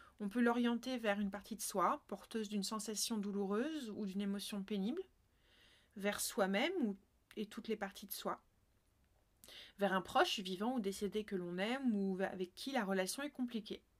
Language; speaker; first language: French; native; French